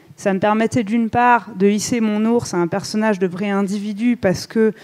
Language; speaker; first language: French; native; French